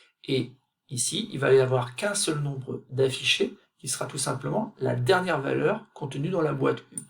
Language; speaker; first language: French; native; French